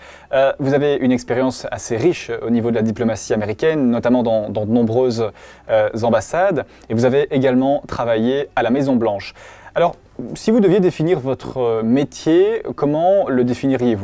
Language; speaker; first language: French; native; French